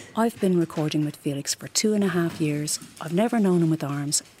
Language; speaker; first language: English; native; English